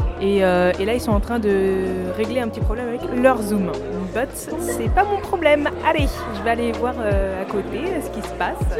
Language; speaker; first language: French; native; French